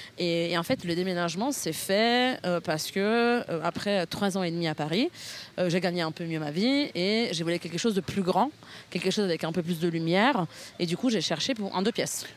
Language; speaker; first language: French; non-native, fluent; Italian